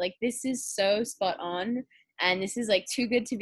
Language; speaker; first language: English; native; English